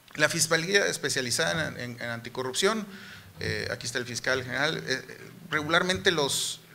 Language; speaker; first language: Spanish; native; Spanish